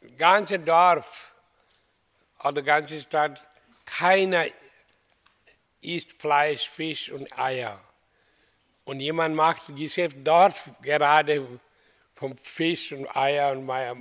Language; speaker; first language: German; non-native, learner; Hindi